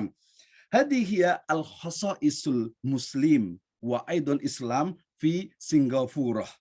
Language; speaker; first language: Arabic; non-native, learner; Indonesian